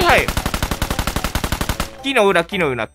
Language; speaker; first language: Japanese; native; Japanese